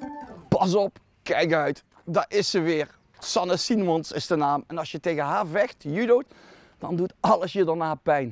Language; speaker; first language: Dutch; native; Dutch